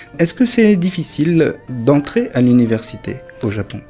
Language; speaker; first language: French; native; French